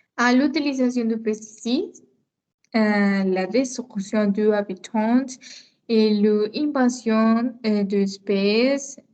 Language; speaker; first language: French; non-native, learner; Spanish